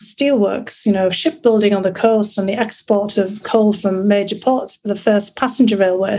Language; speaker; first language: English; native; English